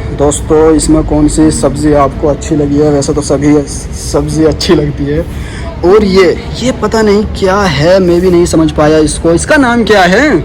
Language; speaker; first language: Urdu; native; Urdu